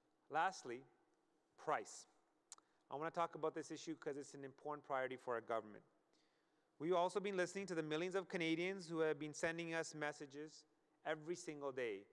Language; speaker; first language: English; native; English